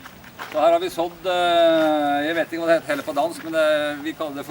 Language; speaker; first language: Norwegian; native; Norwegian